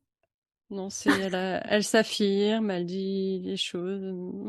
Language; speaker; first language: French; native; French